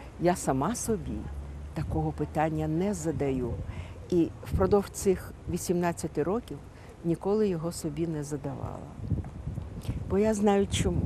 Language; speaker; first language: Ukrainian; native; Ukrainian